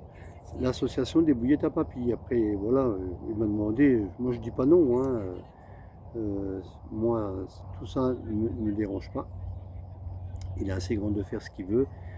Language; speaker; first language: French; native; French